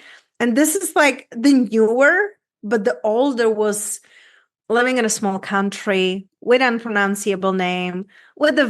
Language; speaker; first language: English; non-native, fluent; Czech